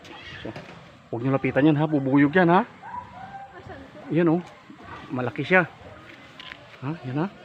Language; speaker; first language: Filipino; native; Filipino